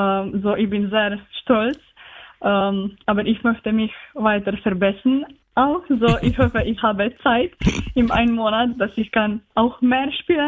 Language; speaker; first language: German; non-native, learner; Slovenian